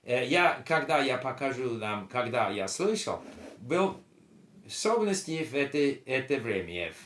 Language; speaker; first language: Russian; non-native, learner; English